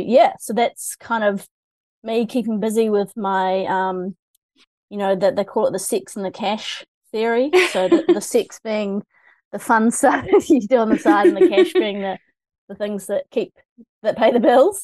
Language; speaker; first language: English; native; English